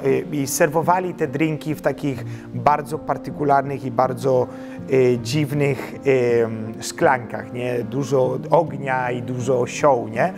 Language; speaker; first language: Polish; early bilingual, heritage; Polish